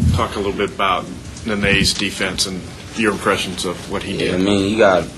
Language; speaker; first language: English; native; English